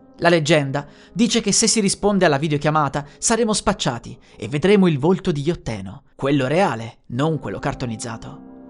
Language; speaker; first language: Italian; native; Italian